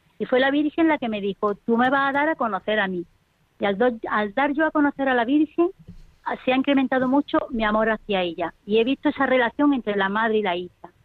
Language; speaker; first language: Spanish; native; Spanish